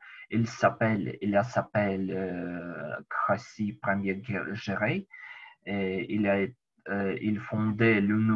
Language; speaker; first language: French; non-native, learner; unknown